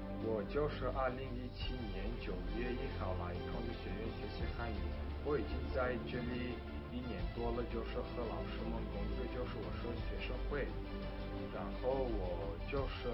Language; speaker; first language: Chinese; non-native, learner; Tajik